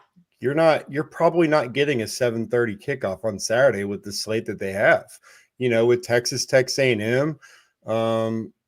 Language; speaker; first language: English; native; English